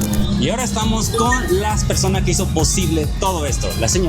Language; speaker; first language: Spanish; native; Spanish